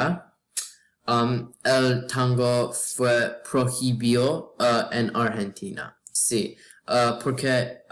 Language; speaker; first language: Spanish; non-native, learner; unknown